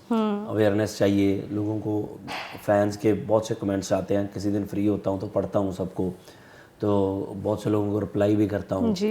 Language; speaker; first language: Hindi; non-native, local second language; Punjabi